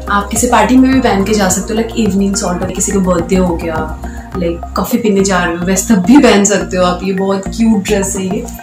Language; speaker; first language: Hindi; non-native, local second language; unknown